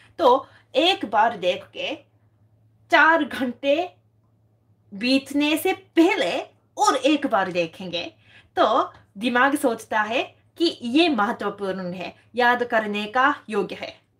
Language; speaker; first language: Hindi; non-native, fluent; Japanese